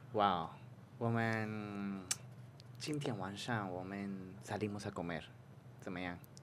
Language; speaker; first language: Spanish; non-native, fluent; Chinese